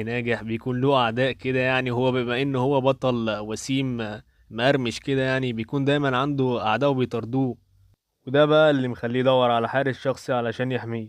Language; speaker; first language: Arabic; native; Arabic